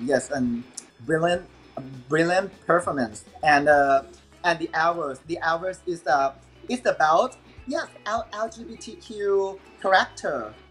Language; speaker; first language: English; non-native, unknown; Thai